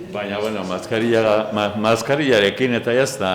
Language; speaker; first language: Basque; non-native, local second language; Spanish